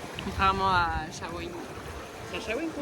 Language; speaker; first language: French; native; French